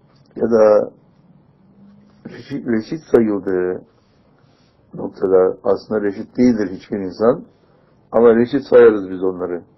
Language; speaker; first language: Turkish; native; Turkish